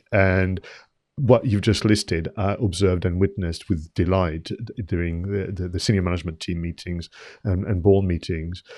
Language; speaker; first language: English; non-native, fluent; French